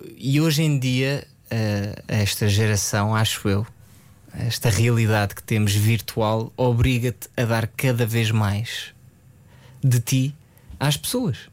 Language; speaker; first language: Portuguese; early bilingual, other home language; French